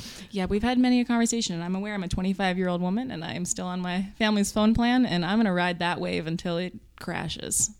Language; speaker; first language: English; native; English